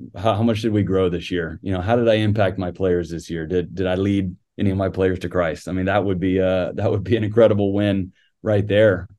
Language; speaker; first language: English; native; English